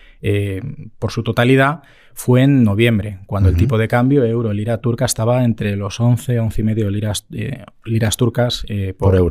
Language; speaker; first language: Spanish; native; Spanish